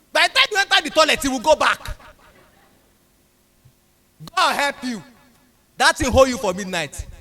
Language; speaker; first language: English; non-native, local second language; Yoruba